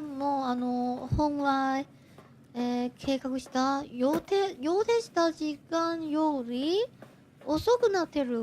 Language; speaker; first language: Japanese; non-native, fluent; Chinese